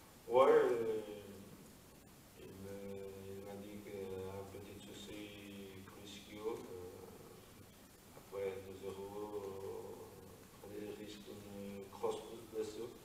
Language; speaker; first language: French; non-native, learner; Portuguese